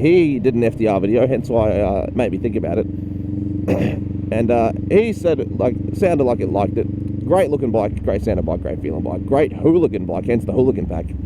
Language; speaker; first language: English; native; English